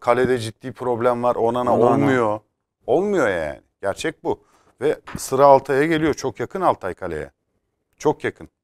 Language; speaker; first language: Turkish; native; Turkish